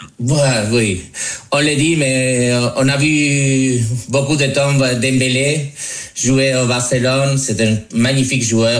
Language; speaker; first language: French; non-native, learner; Spanish